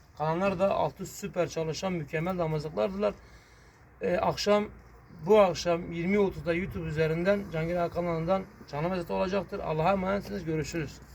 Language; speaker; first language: Turkish; native; Turkish